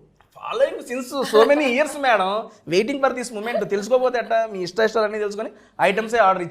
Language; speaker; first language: Telugu; native; Telugu